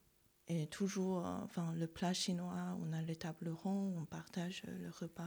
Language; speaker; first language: French; non-native, fluent; Chinese